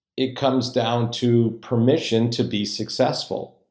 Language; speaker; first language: English; native; English